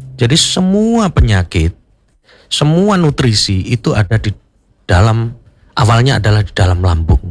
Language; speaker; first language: Indonesian; native; Indonesian